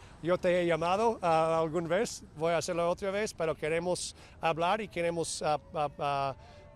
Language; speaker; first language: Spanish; non-native, fluent; English